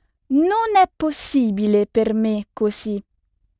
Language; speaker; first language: Italian; non-native, fluent; French